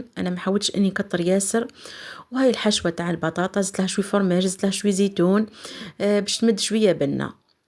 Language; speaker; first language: Arabic; native; Arabic